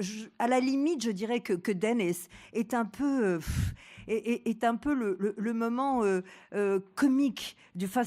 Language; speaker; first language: French; native; French